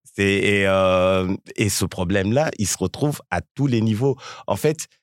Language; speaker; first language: French; early bilingual, other home language; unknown